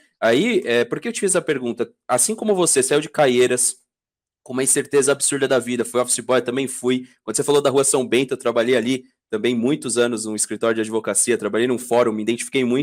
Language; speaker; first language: Portuguese; native; Portuguese